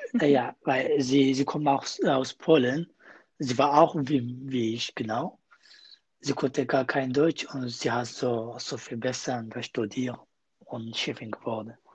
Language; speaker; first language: German; non-native, learner; Kurdish